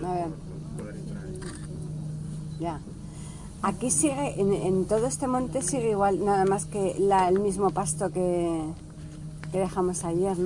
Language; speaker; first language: Spanish; native; Spanish